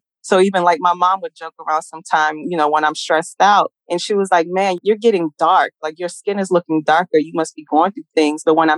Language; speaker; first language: English; native; English